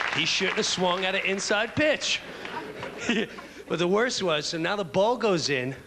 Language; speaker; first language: English; native; English